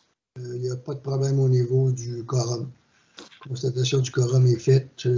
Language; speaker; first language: French; native; French